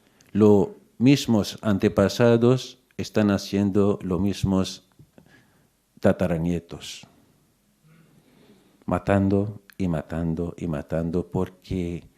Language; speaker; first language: Spanish; non-native, fluent; Arabic